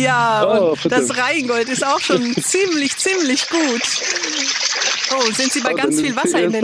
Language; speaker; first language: German; native; German